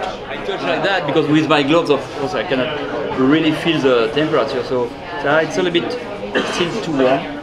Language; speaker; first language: English; non-native, fluent; French